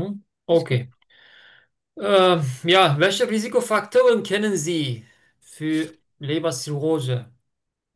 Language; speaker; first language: German; non-native, learner; Turkish